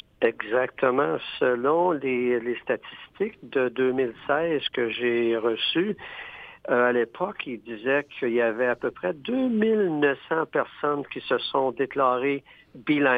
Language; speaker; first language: French; native; French